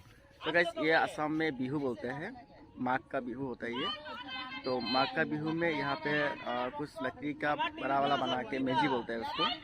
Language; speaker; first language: Hindi; non-native, local second language; Assamese